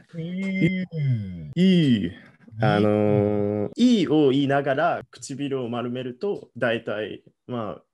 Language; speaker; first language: Japanese; non-native, fluent; German